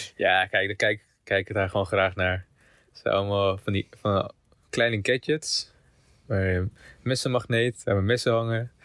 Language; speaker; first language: Dutch; early bilingual, other home language; Persian